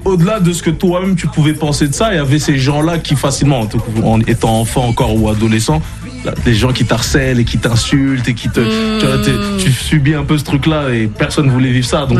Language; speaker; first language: French; early bilingual, other home language; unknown